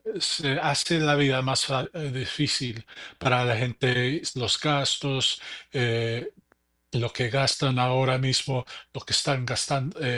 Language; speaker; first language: Spanish; early bilingual, heritage; English